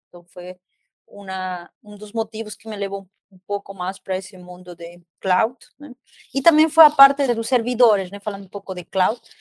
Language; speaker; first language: Portuguese; non-native, fluent; Spanish